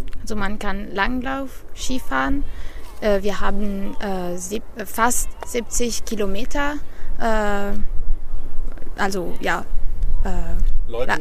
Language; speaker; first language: German; non-native, learner; Italian